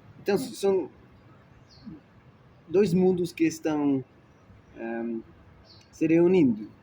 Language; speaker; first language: Portuguese; non-native, fluent; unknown